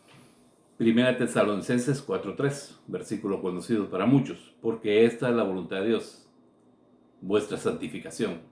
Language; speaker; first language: Spanish; native; Spanish